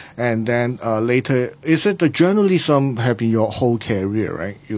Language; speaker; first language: English; non-native, local second language; Cantonese